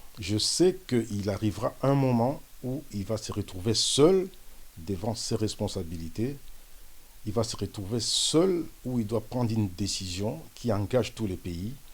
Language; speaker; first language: French; non-native, local second language; Lingala